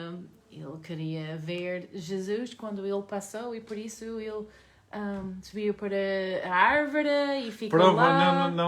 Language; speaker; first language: Portuguese; non-native, learner; English